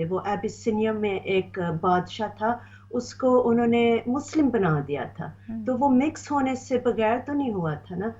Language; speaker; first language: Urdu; early bilingual, heritage; Urdu